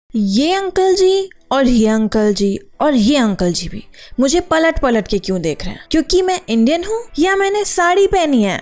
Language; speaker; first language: Hindi; native; Hindi